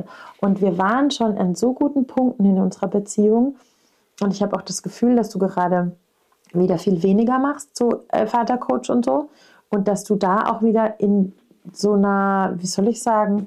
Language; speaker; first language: German; native; German